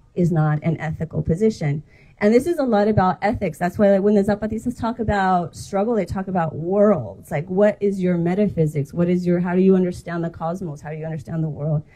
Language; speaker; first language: English; native; English